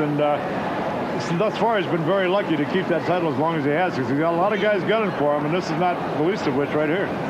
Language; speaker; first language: English; native; English